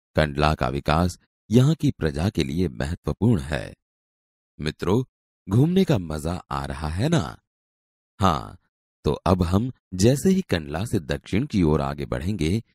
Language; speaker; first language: Hindi; non-native, local second language; Gujarati